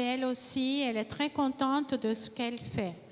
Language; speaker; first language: French; non-native, fluent; Portuguese